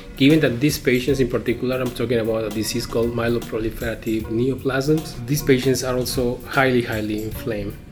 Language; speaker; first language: English; non-native, fluent; Spanish